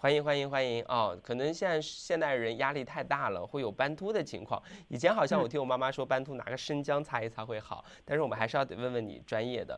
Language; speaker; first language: Chinese; native; Chinese